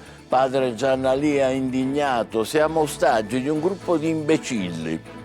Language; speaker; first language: Italian; native; Italian